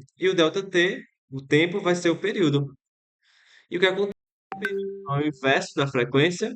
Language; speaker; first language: Portuguese; native; Portuguese